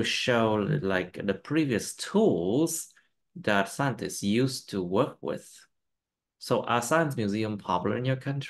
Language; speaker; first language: English; non-native, fluent; Vietnamese